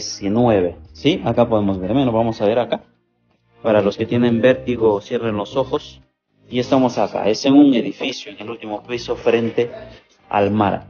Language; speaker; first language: Spanish; native; Spanish